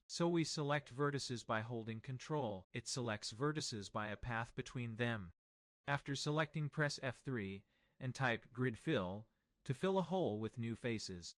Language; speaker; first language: English; non-native, fluent; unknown